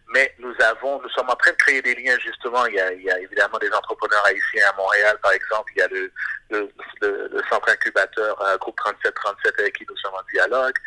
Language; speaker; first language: French; native; French